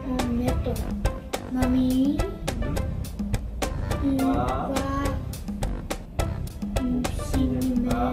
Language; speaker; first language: French; non-native, learner; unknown